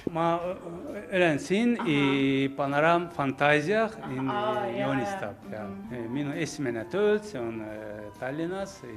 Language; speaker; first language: Estonian; non-native, learner; Azerbaijani